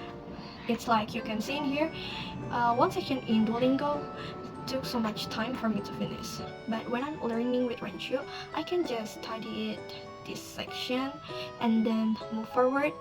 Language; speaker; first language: English; non-native, learner; Indonesian